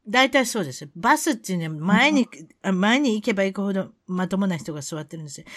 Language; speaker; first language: Japanese; native; Japanese